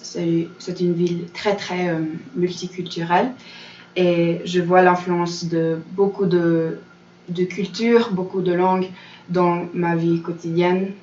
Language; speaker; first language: French; non-native, fluent; English